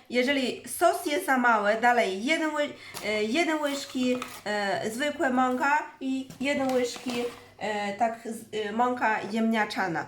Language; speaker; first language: Polish; non-native, learner; Chinese